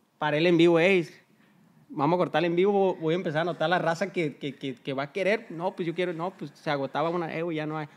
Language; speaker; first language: Spanish; early bilingual, heritage; Spanish